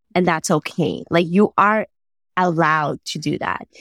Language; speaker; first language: English; non-native, fluent; Spanish